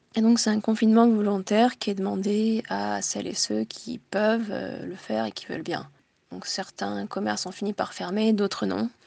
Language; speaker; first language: French; early bilingual, heritage; Japanese